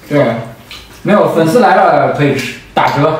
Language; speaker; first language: Chinese; native; Chinese